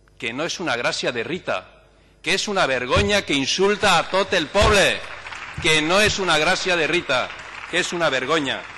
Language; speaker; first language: Catalan; non-native, local second language; Spanish